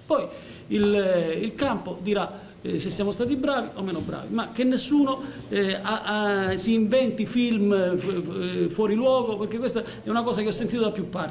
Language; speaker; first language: Italian; native; Italian